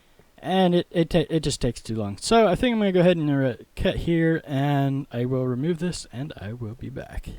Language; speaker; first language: English; native; English